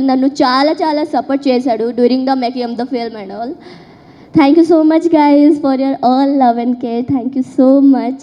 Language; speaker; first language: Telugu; early bilingual, heritage; Telugu